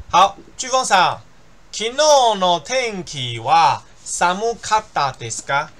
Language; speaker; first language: Japanese; non-native, fluent; Chinese